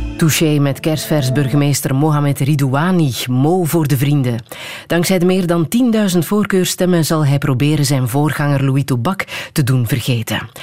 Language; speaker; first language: Dutch; native; Dutch